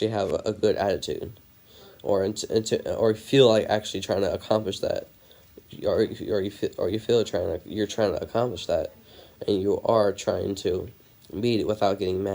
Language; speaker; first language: English; native; English